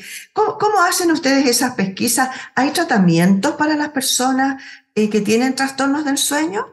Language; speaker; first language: Spanish; native; Spanish